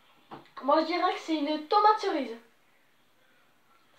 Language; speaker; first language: French; native; French